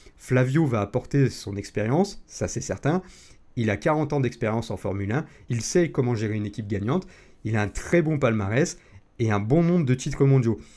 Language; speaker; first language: French; native; French